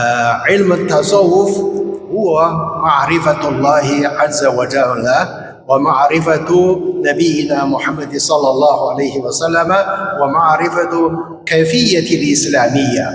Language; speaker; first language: Arabic; non-native, fluent; Chinese